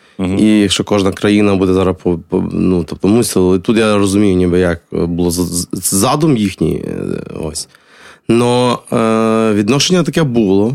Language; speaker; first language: Ukrainian; native; Ukrainian